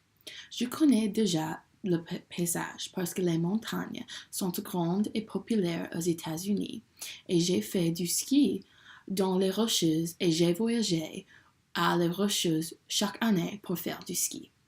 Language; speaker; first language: French; non-native, learner; English